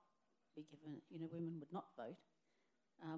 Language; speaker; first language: English; native; English